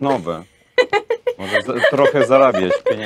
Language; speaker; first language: Polish; non-native, learner; Russian